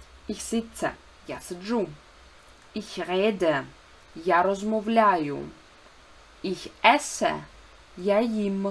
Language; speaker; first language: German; non-native, fluent; Ukrainian